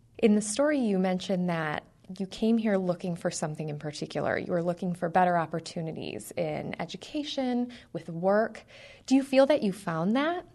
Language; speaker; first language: English; native; English